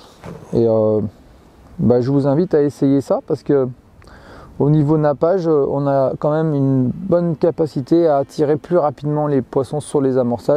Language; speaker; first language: French; native; French